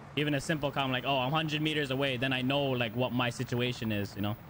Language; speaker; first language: English; native; English